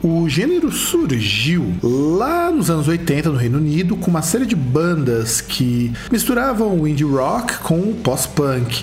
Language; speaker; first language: Portuguese; native; Portuguese